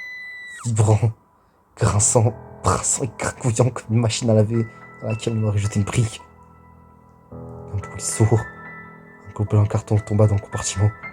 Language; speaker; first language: French; native; French